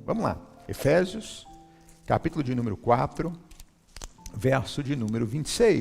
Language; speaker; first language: Portuguese; native; Portuguese